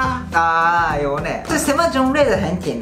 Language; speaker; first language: Chinese; non-native, fluent; Japanese